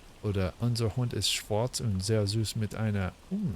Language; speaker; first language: German; non-native, learner; English